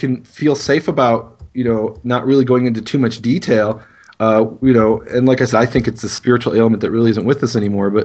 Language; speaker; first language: English; native; English